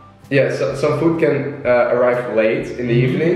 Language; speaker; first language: English; non-native, fluent; Dutch